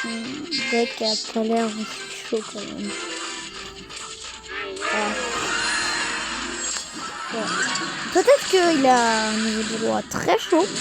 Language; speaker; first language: French; native; French